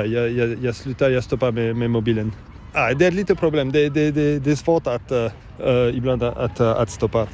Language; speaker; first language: Swedish; non-native, learner; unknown